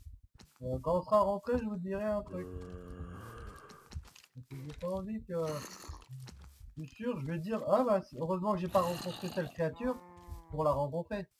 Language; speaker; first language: French; native; French